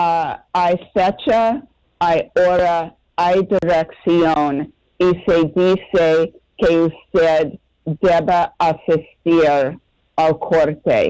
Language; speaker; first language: Spanish; non-native, learner; English